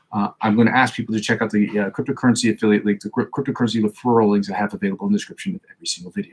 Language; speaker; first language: English; native; English